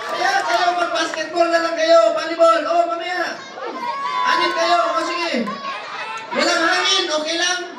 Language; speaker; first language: Filipino; non-native, local second language; Cebuano